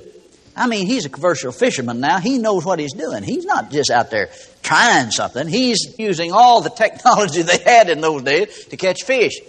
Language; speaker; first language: English; native; English